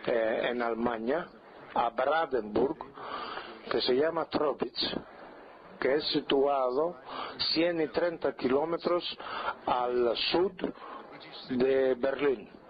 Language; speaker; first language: Spanish; non-native, fluent; Greek